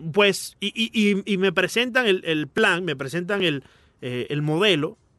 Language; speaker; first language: Spanish; native; Spanish